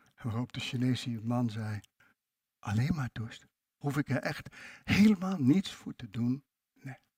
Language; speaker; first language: Dutch; native; Dutch